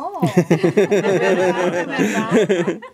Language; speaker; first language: Spanish; non-native, learner; English